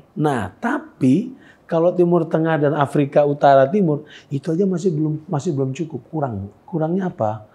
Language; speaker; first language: Indonesian; native; Indonesian